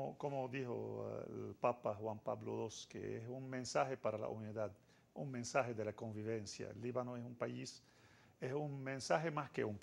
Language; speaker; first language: Spanish; non-native, fluent; Arabic